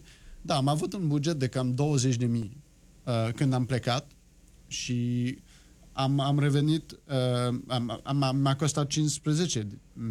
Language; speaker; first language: Romanian; non-native, learner; French